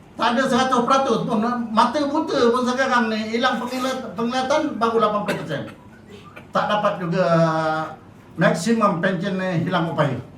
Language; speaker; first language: Malay; native; Malay